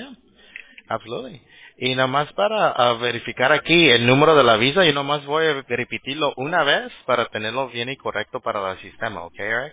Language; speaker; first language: Spanish; early bilingual, heritage; Spanish